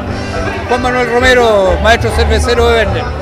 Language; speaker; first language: Spanish; native; Spanish